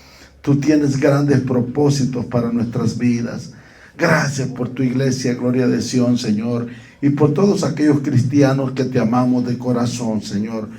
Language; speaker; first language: Spanish; native; Spanish